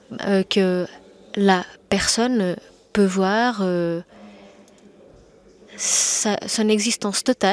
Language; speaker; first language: French; non-native, fluent; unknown